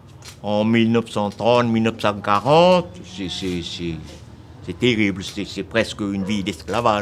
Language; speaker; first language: French; non-native, local second language; Vietnamese